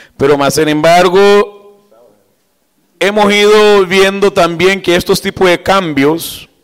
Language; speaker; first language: Spanish; native; Spanish